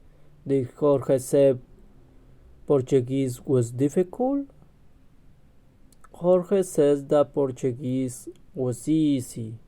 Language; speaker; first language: English; non-native, learner; Spanish